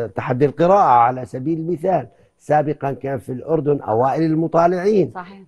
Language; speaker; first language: Arabic; native; Arabic